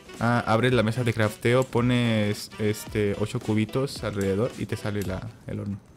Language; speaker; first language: Spanish; native; Spanish